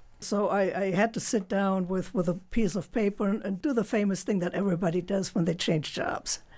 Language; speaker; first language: English; non-native, fluent; German